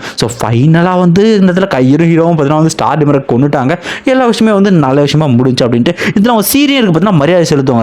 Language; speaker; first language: Tamil; native; Tamil